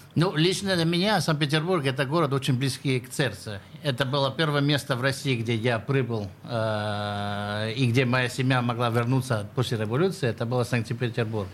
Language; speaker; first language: Russian; early bilingual, heritage; Russian